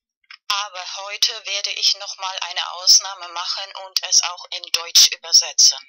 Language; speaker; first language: German; non-native, fluent; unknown